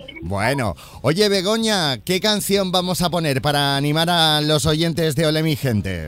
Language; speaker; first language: Spanish; native; Spanish